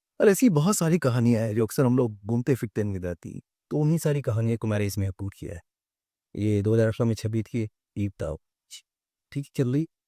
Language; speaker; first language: Hindi; native; Hindi